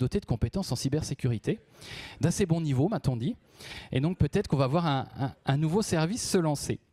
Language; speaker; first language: French; native; French